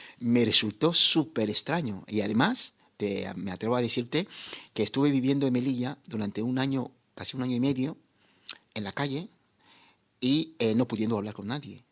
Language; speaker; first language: Spanish; non-native, fluent; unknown